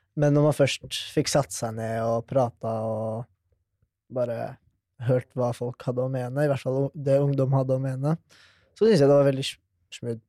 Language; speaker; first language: Norwegian; early bilingual, other home language; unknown